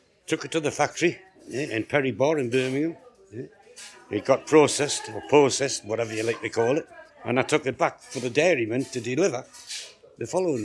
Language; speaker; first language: English; native; English